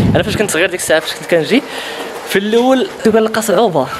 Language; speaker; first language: Arabic; native; Arabic